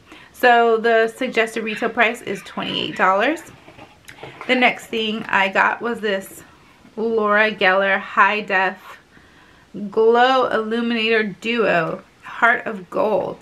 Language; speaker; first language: English; native; English